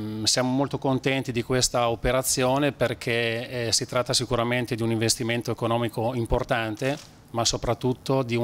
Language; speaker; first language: Italian; native; Italian